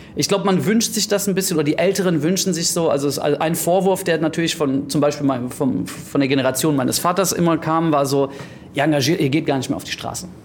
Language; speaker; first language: German; early bilingual, heritage; German